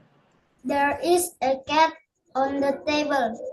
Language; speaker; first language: English; non-native, learner; Indonesian